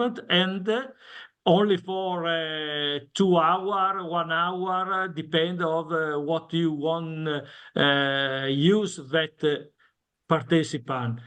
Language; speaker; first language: English; non-native, learner; Italian